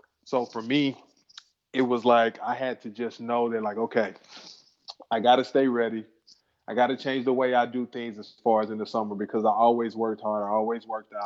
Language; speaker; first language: English; native; English